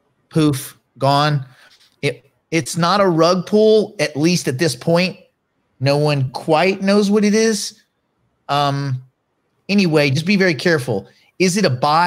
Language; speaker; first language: English; native; English